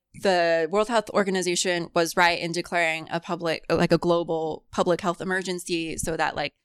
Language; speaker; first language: English; early bilingual, other home language; Cantonese